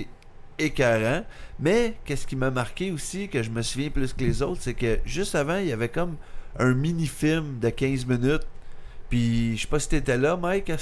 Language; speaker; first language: French; native; French